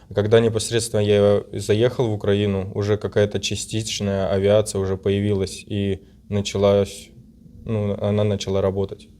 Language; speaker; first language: Russian; native; Russian